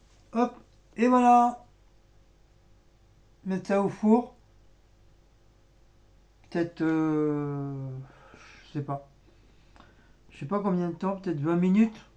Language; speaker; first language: French; native; French